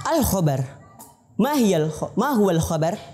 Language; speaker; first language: Arabic; non-native, learner; Indonesian